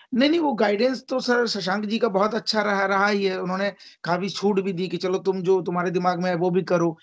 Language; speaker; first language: Hindi; native; Hindi